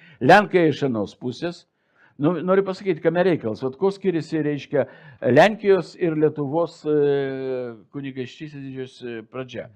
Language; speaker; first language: Lithuanian; non-native, local second language; Russian